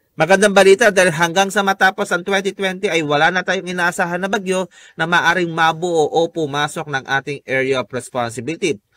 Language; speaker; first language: Filipino; native; Filipino